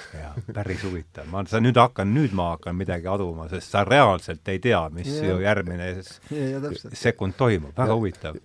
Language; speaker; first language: Estonian; native; Estonian